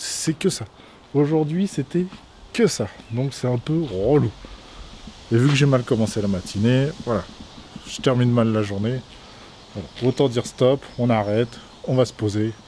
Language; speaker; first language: French; native; French